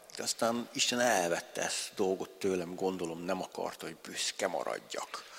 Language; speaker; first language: Hungarian; native; Hungarian